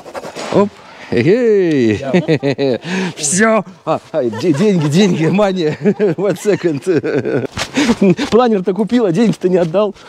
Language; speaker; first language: Russian; native; Russian